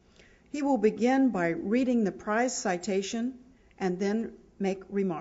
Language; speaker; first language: English; native; English